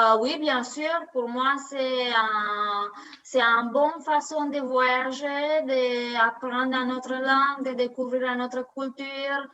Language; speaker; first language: French; non-native, learner; Romanian